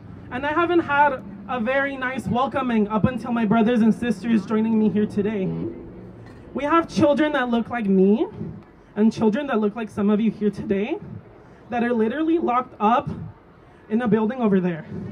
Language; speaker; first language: English; early bilingual, other home language; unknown